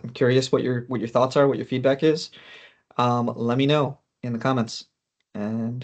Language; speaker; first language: English; native; English